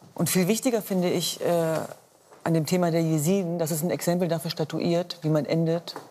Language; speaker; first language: German; native; German